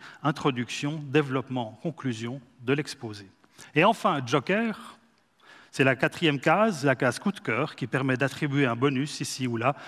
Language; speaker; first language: French; native; French